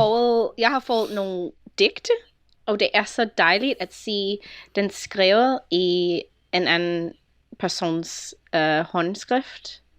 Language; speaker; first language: Danish; non-native, fluent; English